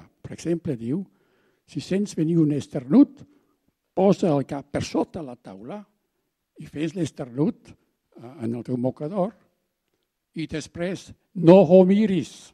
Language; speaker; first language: Catalan; non-native, fluent; German